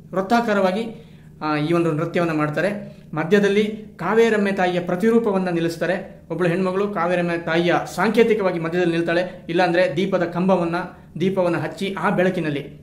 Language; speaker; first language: Kannada; non-native, local second language; Kodava